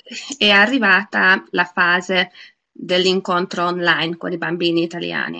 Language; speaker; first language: Italian; non-native, fluent; Hungarian